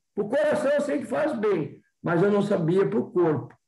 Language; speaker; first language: Portuguese; native; Portuguese